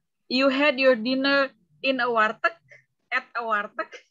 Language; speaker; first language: English; non-native, fluent; Indonesian